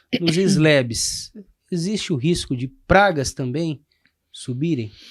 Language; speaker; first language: Portuguese; native; Portuguese